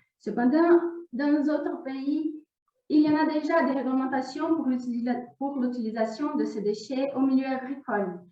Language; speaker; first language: French; non-native, fluent; Portuguese